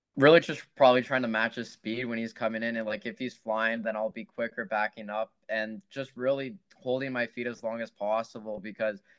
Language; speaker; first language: English; native; English